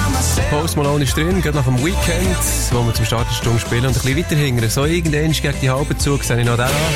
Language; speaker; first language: German; native; German